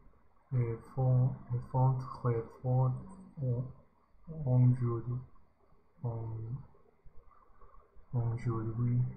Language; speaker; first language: French; non-native, learner; English